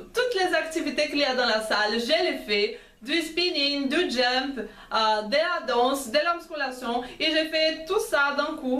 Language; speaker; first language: French; non-native, fluent; Portuguese